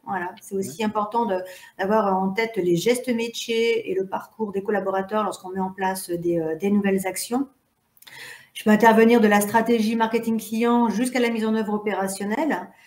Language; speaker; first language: French; native; French